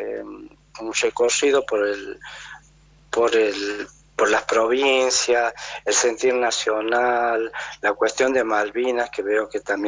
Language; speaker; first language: Spanish; native; Spanish